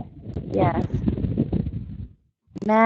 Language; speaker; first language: English; non-native, learner; Vietnamese